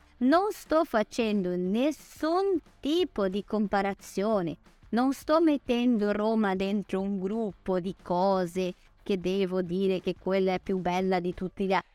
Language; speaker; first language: Italian; non-native, fluent; Portuguese